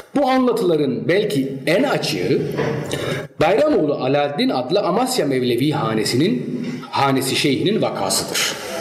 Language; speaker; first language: Turkish; early bilingual, heritage; Turkish